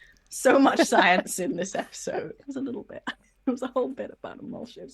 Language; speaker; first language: English; native; English